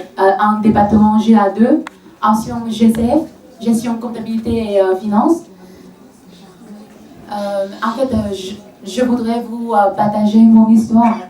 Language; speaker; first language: French; non-native, fluent; Vietnamese